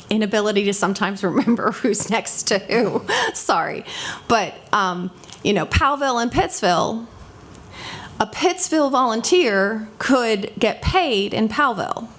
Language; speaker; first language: English; native; English